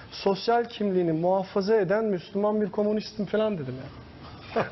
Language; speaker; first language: Turkish; early bilingual, heritage; Turkish